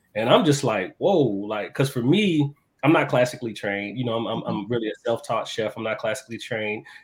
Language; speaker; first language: English; native; English